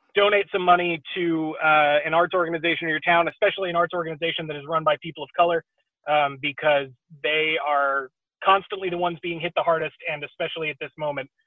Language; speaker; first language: English; native; English